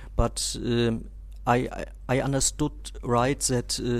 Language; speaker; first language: English; non-native, fluent; German